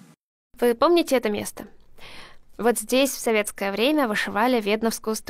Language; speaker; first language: Russian; native; Russian